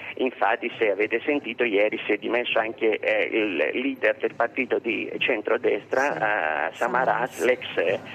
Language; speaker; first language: Italian; non-native, fluent; Greek